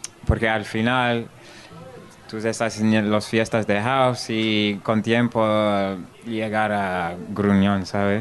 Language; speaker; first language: Spanish; non-native, learner; English